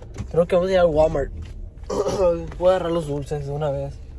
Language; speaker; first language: Spanish; early bilingual, heritage; Spanish